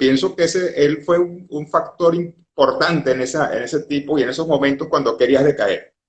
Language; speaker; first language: Spanish; native; Spanish